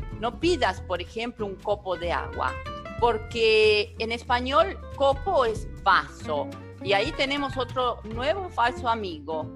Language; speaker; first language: Spanish; non-native, fluent; Portuguese